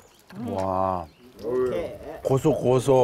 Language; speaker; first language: Korean; non-native, fluent; Italian